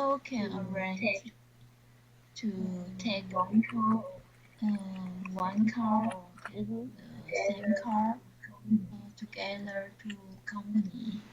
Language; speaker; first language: English; non-native, learner; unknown